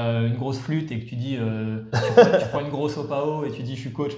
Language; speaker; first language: French; native; French